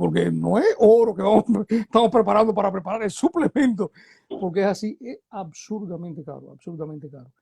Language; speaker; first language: Portuguese; non-native, fluent; Spanish